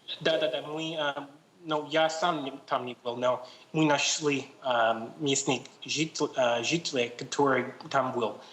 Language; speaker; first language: Russian; non-native, learner; English